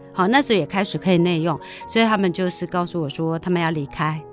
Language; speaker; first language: Chinese; native; Chinese